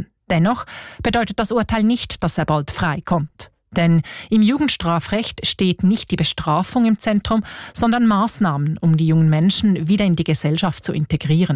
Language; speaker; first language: German; native; German